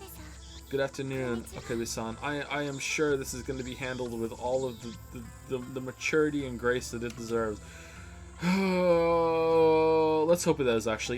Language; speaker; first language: English; native; English